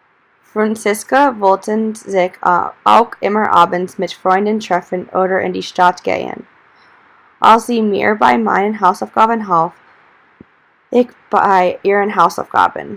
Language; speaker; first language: German; non-native, learner; English